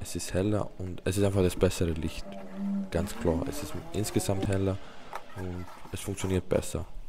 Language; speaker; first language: German; native; German